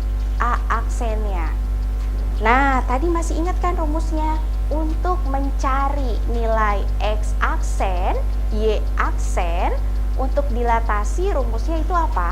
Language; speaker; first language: Indonesian; native; Indonesian